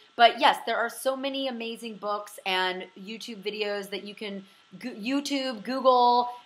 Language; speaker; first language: English; native; English